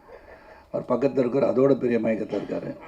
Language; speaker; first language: Tamil; native; Tamil